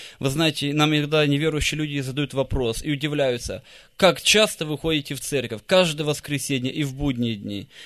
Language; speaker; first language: Russian; native; Russian